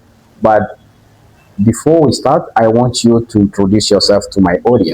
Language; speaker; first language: English; non-native, fluent; French